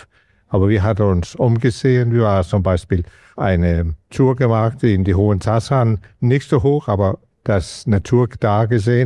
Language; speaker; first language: German; non-native, learner; Danish